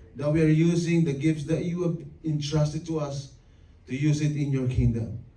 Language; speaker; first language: English; non-native, local second language; Filipino